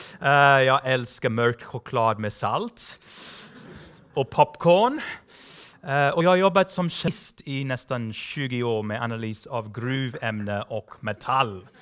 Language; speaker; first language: Swedish; non-native, fluent; English